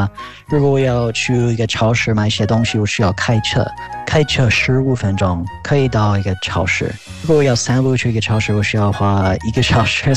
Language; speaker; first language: Chinese; non-native, fluent; English